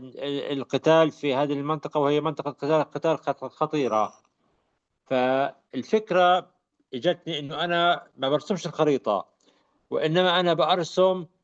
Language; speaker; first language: Arabic; native; Arabic